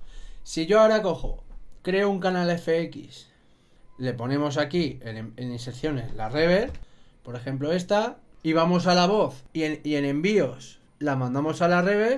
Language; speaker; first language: Spanish; native; Spanish